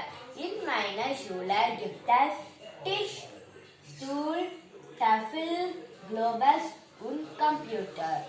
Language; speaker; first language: German; non-native, learner; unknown